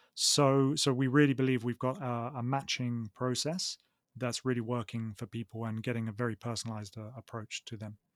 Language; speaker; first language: English; native; English